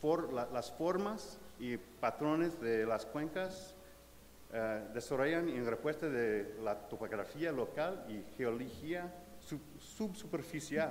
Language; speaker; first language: Spanish; non-native, fluent; English